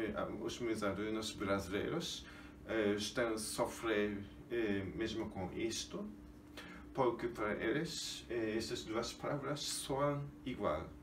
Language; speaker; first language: Portuguese; non-native, fluent; Japanese